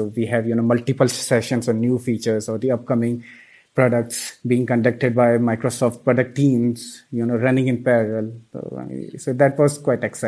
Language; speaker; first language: English; non-native, local second language; Hindi